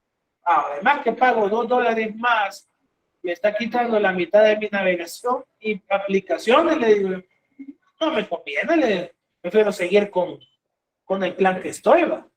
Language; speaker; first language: Spanish; native; Spanish